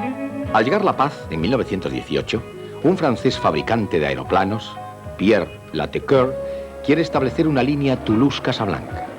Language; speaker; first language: Spanish; native; Spanish